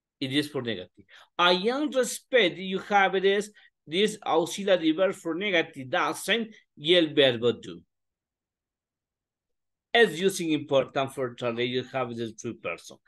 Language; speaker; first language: English; non-native, learner; Spanish